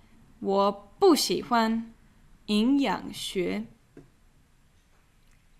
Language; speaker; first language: Chinese; non-native, fluent; English